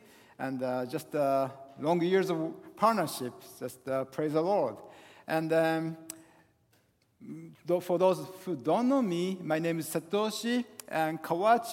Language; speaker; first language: English; non-native, fluent; Japanese